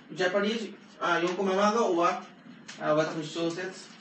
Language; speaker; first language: English; non-native, learner; Japanese